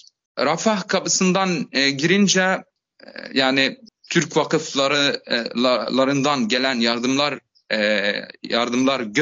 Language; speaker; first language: Turkish; non-native, fluent; Arabic